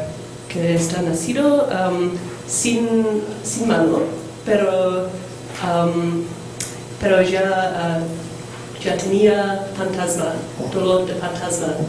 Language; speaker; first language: Spanish; non-native, fluent; English